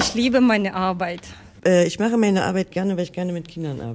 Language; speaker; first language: German; non-native, learner; Ukrainian